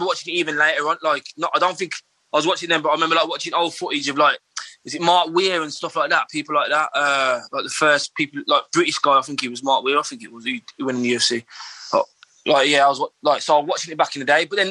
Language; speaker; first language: English; native; English